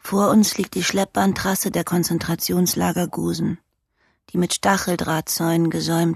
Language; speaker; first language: German; native; German